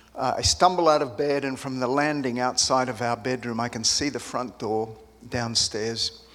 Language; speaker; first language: English; early bilingual, other home language; Spanish